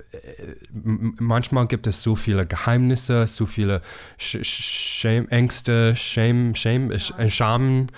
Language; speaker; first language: German; non-native, fluent; English